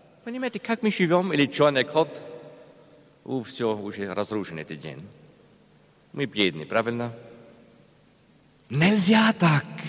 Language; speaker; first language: Russian; non-native, learner; German